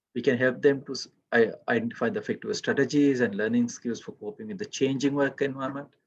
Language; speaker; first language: English; non-native, local second language; Sinhala